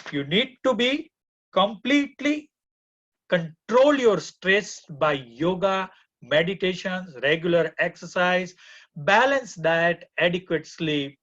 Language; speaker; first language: English; non-native, local second language; Gujarati